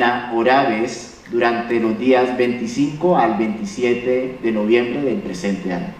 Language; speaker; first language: Spanish; native; Spanish